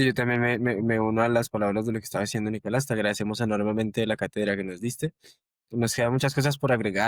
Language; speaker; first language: Spanish; native; Spanish